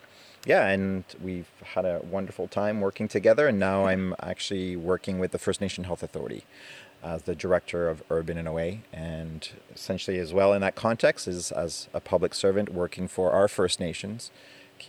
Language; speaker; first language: English; non-native, fluent; French